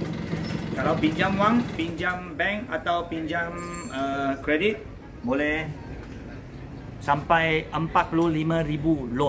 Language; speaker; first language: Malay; non-native, local second language; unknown